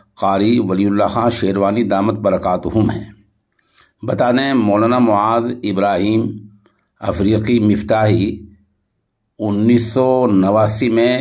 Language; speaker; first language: Urdu; native; Urdu